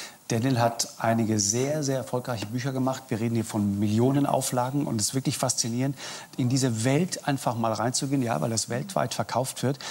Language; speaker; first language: German; native; German